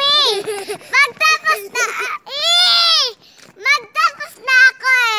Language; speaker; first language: Filipino; early bilingual, heritage; Filipino